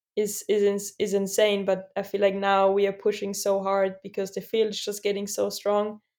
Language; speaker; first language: English; non-native, fluent; German